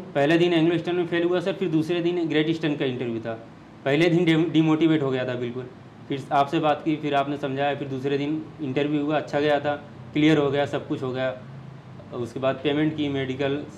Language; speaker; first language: Hindi; native; Hindi